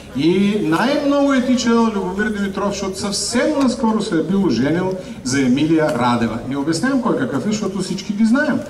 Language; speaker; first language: Bulgarian; native; Bulgarian